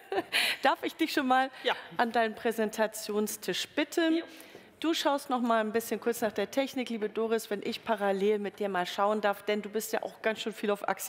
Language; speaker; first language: German; native; German